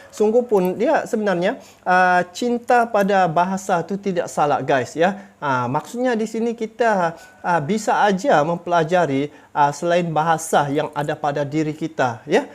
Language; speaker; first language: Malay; native; Malay